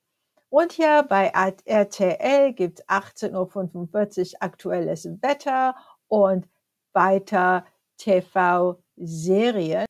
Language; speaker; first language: German; non-native, fluent; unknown